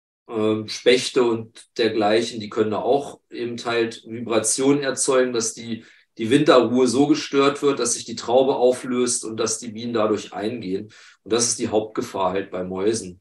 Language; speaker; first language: German; native; German